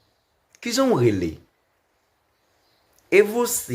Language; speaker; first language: Portuguese; non-native, learner; Haitian Creole